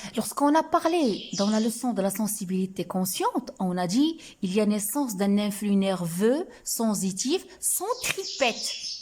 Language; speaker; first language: French; non-native, local second language; Arabic